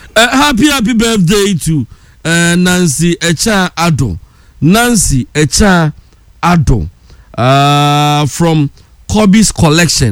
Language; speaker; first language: English; non-native, local second language; Akan